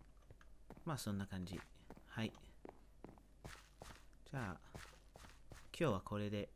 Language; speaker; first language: Japanese; non-native, learner; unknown